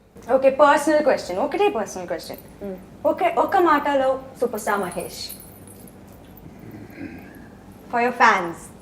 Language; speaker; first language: Telugu; non-native, fluent; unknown